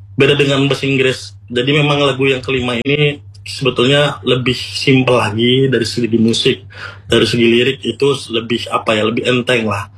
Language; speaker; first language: Indonesian; non-native, local second language; Madurese